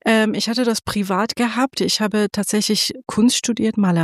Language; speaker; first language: German; non-native, fluent; Persian